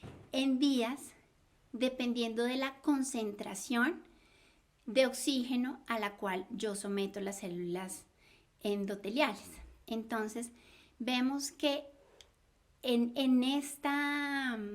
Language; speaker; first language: Spanish; native; Spanish